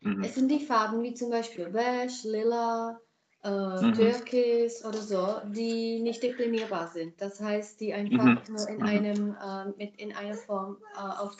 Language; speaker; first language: German; non-native, fluent; Czech